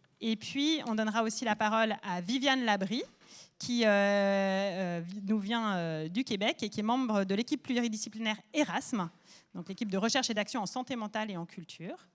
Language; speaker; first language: French; native; French